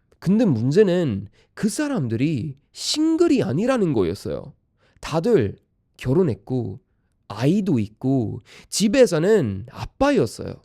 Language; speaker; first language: Korean; non-native, fluent; Swedish